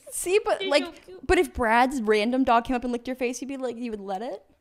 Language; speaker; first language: English; native; English